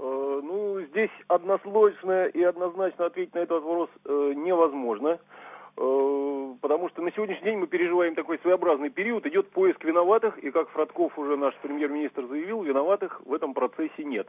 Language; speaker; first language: Russian; native; Russian